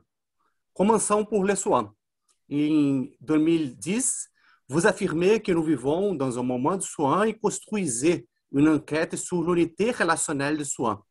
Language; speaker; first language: French; non-native, fluent; Portuguese